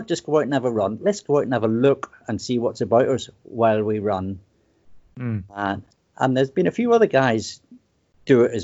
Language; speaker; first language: English; native; English